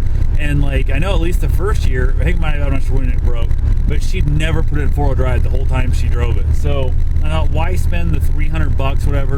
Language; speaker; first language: English; native; English